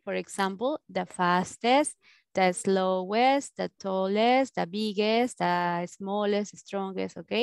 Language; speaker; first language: English; non-native, learner; Spanish